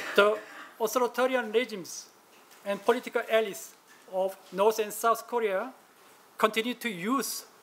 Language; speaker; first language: English; non-native, fluent; Korean